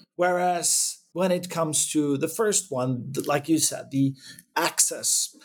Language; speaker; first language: English; non-native, fluent; Czech